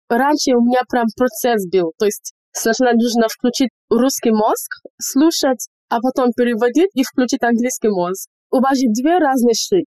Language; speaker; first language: Russian; non-native, fluent; English